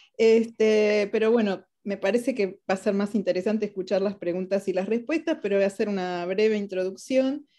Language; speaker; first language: Spanish; native; Spanish